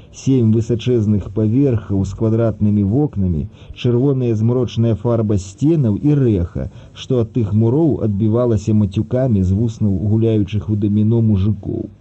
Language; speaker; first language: Belarusian; early bilingual, other home language; Russian